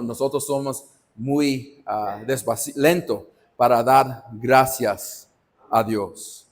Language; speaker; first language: Spanish; non-native, fluent; English